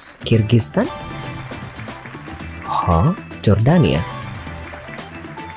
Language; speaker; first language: English; non-native, learner; Indonesian